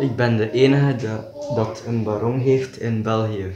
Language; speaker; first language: Dutch; non-native, learner; Indonesian